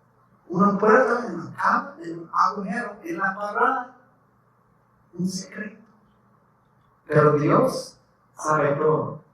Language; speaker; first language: Spanish; non-native, learner; English